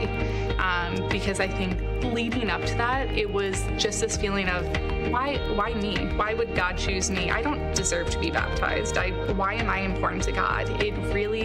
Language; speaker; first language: English; native; English